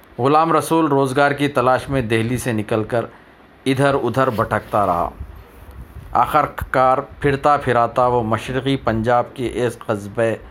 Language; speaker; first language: Urdu; native; Urdu